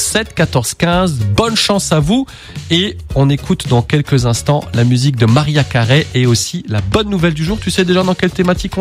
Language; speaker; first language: French; native; French